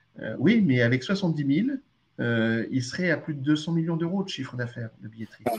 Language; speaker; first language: French; early bilingual, other home language; Arabic